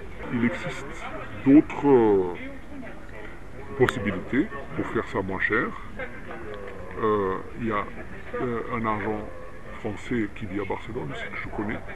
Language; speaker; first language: French; non-native, fluent; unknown